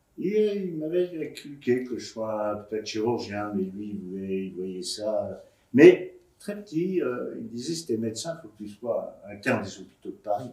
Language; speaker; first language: French; native; French